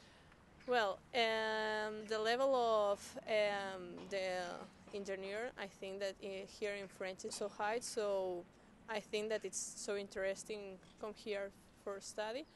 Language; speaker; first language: English; non-native, learner; Spanish